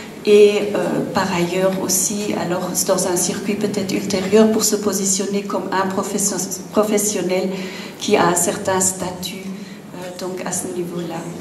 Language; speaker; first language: French; non-native, fluent; German